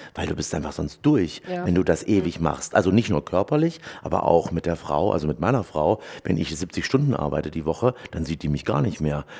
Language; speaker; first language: German; native; German